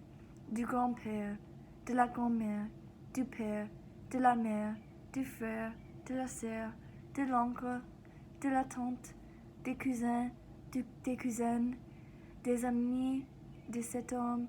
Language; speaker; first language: French; non-native, learner; English